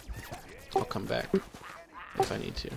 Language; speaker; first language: English; native; English